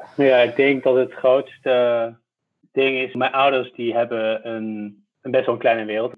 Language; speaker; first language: Dutch; early bilingual, other home language; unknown